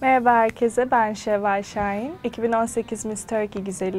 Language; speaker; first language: Turkish; early bilingual, heritage; Turkish